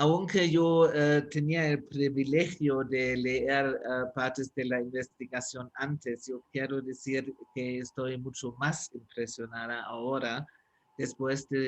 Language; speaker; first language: Spanish; non-native, fluent; German